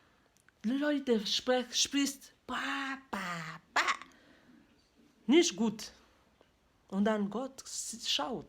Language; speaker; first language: German; non-native, learner; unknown